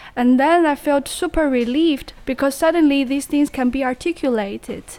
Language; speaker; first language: English; non-native, fluent; Chinese